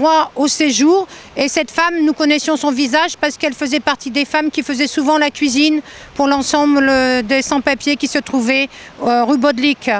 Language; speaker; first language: French; native; French